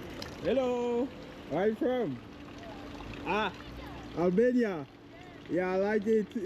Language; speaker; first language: English; non-native, learner; French